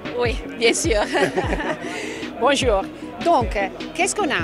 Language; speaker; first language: French; non-native, fluent; Italian